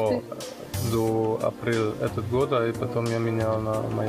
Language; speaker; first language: Russian; non-native, learner; German